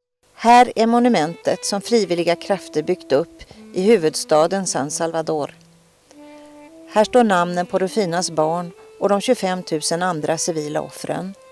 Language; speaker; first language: Swedish; native; Swedish